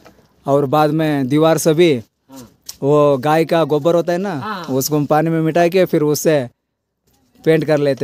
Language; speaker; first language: Hindi; non-native, local second language; Kannada